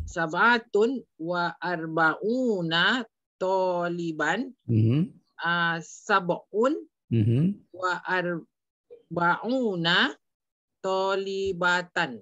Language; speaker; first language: Arabic; non-native, learner; Malay